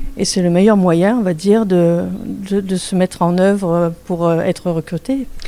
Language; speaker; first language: French; native; French